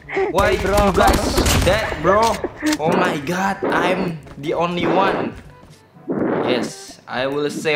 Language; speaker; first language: English; non-native, learner; Indonesian